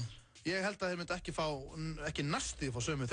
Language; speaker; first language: Icelandic; native; Icelandic